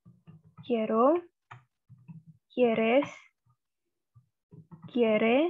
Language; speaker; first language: Spanish; non-native, learner; Indonesian